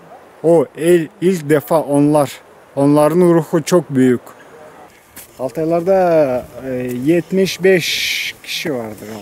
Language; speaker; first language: Turkish; non-native, learner; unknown